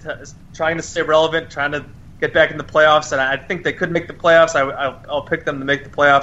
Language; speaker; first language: English; native; English